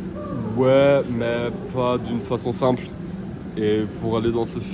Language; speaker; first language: French; non-native, fluent; German